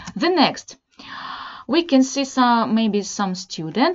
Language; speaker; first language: English; non-native, fluent; Russian